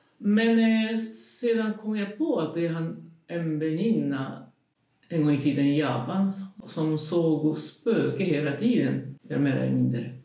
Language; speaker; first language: Swedish; non-native, learner; Japanese